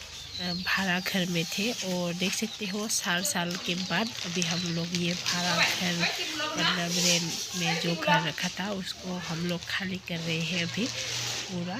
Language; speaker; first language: Hindi; non-native, local second language; Assamese